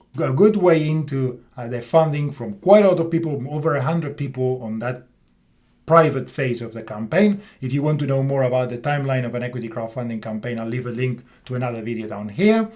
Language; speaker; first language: English; non-native, fluent; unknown